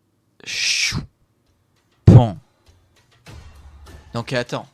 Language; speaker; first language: French; native; French